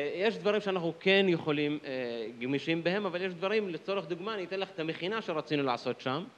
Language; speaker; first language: Hebrew; non-native, local second language; Arabic